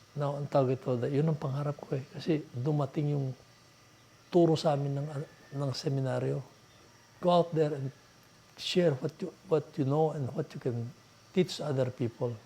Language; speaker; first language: Filipino; non-native, local second language; Iloko